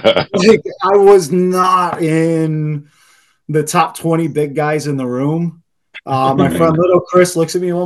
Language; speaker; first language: English; native; English